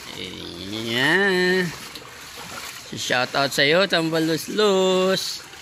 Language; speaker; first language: Filipino; native; Filipino